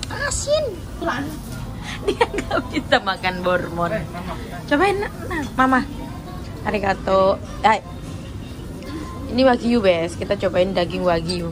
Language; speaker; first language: Indonesian; non-native, local second language; Javanese